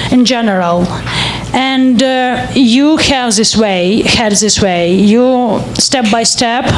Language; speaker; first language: English; non-native, learner; Ukrainian